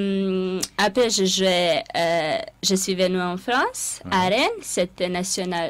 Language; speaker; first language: French; non-native, fluent; Serbian